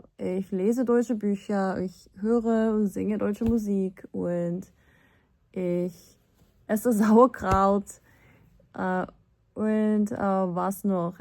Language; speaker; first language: German; non-native, fluent; Korean